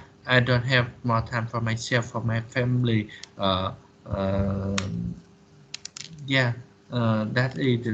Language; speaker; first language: English; non-native, learner; Vietnamese